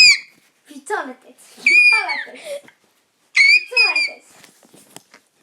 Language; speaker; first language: French; native; French